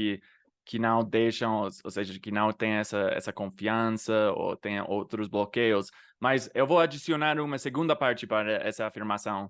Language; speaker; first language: Portuguese; non-native, fluent; English